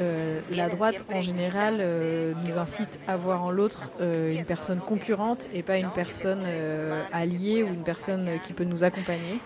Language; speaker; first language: French; native; French